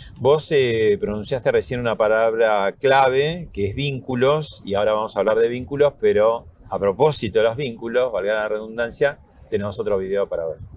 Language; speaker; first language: Spanish; native; Spanish